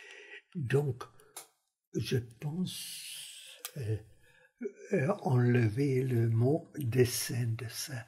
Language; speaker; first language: French; non-native, fluent; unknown